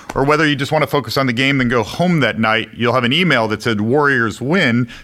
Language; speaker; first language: English; native; English